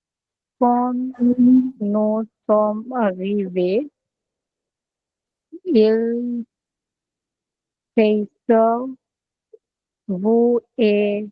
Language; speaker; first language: French; non-native, learner; Bangla